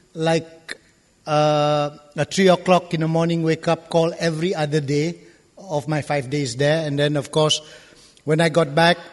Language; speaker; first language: English; non-native, local second language; Malay